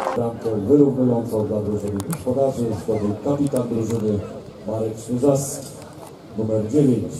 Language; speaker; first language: Polish; native; Polish